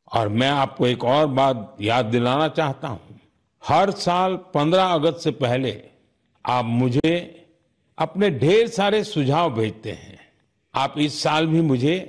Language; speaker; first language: Hindi; non-native, local second language; Gujarati